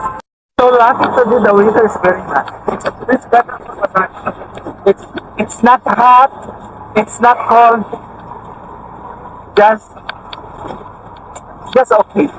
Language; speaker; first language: English; non-native, fluent; Filipino